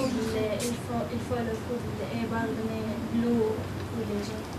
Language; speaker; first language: French; non-native, learner; Arabic